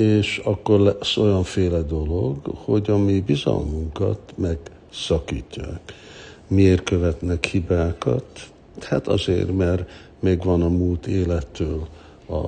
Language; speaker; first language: Hungarian; early bilingual, heritage; Hungarian